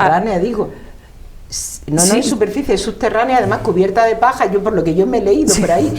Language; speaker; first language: Spanish; native; Spanish